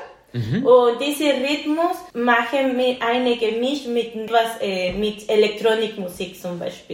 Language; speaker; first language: German; non-native, learner; Spanish